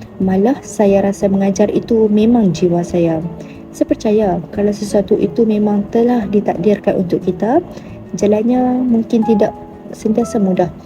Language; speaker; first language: Malay; native; Malay